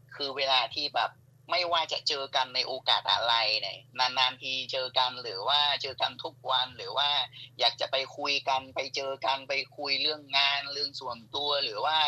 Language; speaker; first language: Thai; non-native, fluent; Vietnamese